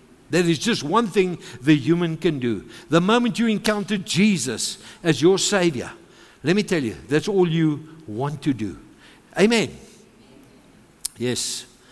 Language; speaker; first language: English; non-native, local second language; Afrikaans